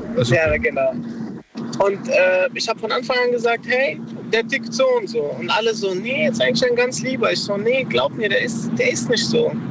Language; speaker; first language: German; early bilingual, other home language; Spanish